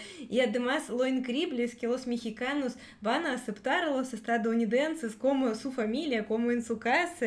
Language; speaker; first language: Spanish; non-native, fluent; Russian